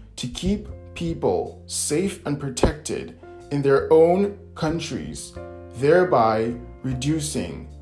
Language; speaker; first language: English; native; English